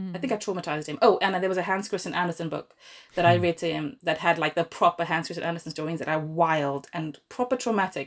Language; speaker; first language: English; native; English